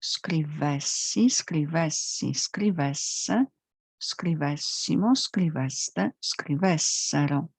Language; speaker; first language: Italian; non-native, fluent; Polish